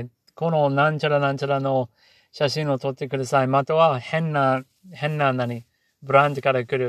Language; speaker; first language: Japanese; non-native, learner; English